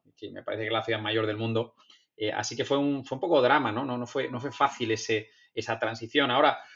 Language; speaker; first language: Spanish; native; Spanish